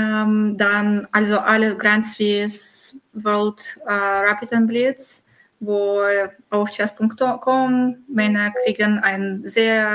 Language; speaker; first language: German; non-native, fluent; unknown